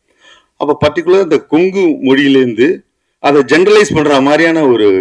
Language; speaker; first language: Tamil; native; Tamil